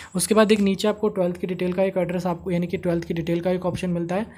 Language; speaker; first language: Hindi; native; Hindi